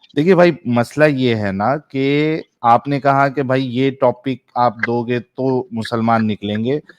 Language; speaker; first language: Urdu; native; Urdu